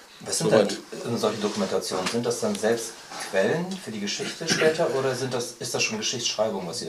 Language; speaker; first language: German; native; German